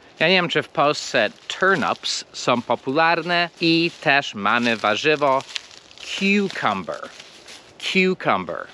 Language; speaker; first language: Polish; non-native, fluent; English